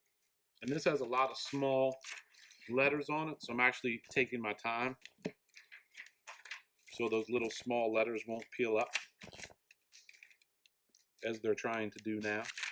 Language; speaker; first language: English; native; English